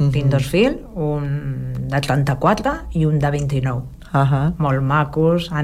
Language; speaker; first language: Catalan; non-native, local second language; Spanish